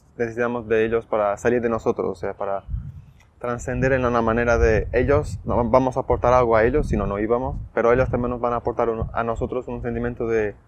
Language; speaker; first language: Spanish; non-native, fluent; Portuguese